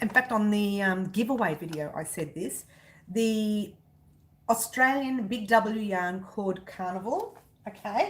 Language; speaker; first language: English; native; English